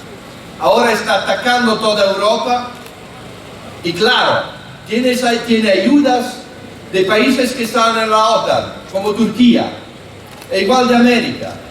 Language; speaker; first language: Spanish; non-native, fluent; Italian